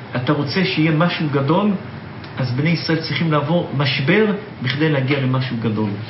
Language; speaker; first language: Hebrew; native; Hebrew